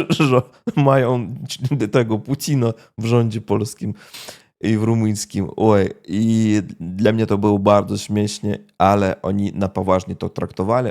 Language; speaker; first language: Polish; non-native, fluent; Russian